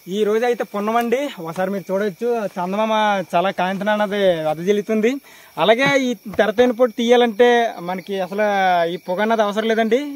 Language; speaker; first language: Telugu; non-native, local second language; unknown